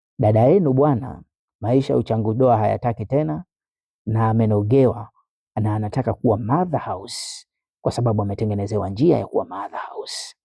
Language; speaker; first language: Swahili; native; Swahili